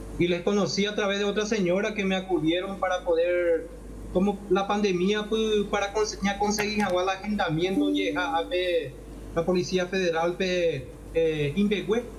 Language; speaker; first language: Spanish; native; Spanish